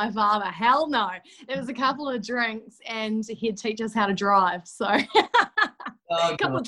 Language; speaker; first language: English; native; English